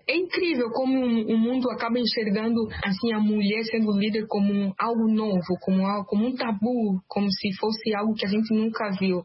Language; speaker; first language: Portuguese; native; Portuguese